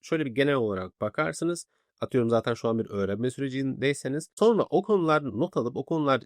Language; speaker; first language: Turkish; native; Turkish